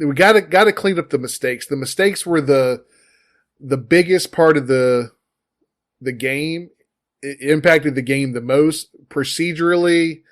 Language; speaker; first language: English; native; English